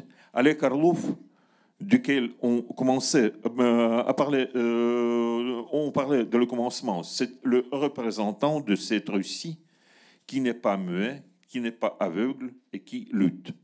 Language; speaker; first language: French; non-native, learner; Russian